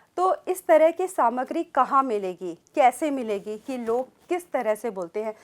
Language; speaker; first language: Hindi; native; Hindi